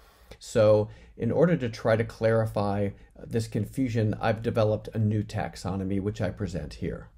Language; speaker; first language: English; native; English